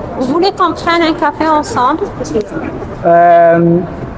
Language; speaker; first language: French; non-native, local second language; Arabic